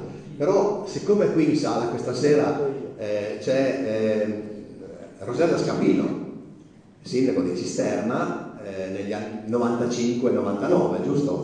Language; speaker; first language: Italian; native; Italian